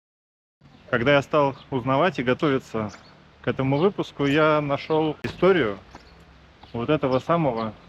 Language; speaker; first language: Russian; native; Russian